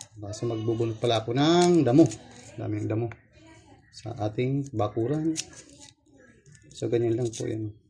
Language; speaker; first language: Filipino; non-native, local second language; Bikol